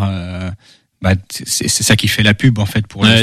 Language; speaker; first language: French; early bilingual, heritage; Dutch